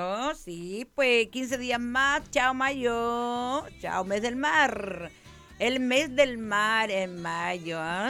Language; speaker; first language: Spanish; native; Spanish